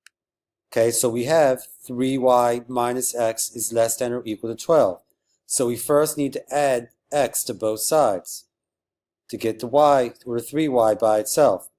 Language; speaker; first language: English; native; English